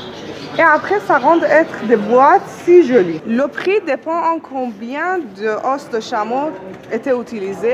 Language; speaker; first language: French; non-native, learner; Persian